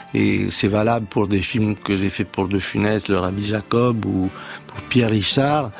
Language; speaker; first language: French; non-native, fluent; Romanian